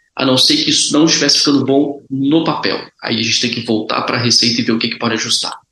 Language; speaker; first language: Portuguese; native; Portuguese